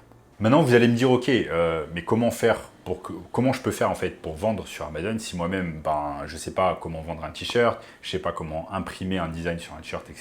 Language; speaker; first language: French; native; French